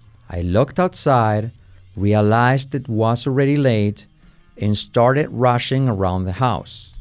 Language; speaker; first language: English; non-native, fluent; Spanish